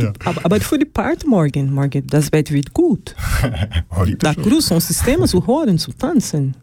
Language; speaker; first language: German; non-native, learner; Portuguese